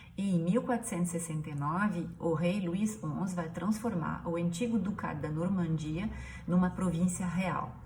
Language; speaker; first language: Portuguese; non-native, fluent; French